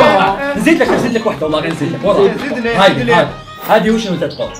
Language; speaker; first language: Arabic; native; Arabic